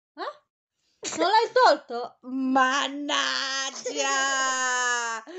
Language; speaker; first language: Italian; non-native, learner; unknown